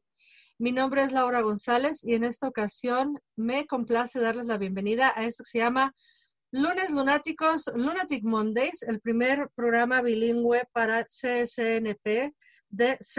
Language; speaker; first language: Spanish; native; Spanish